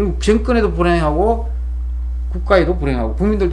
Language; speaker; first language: Korean; native; Korean